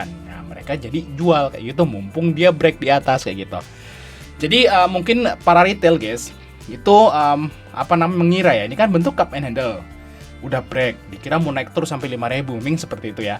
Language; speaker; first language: Indonesian; native; Indonesian